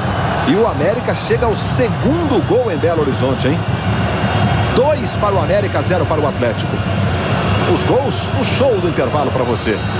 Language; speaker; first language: Portuguese; native; Portuguese